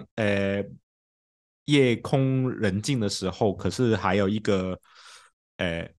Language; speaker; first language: Chinese; non-native, local second language; Cantonese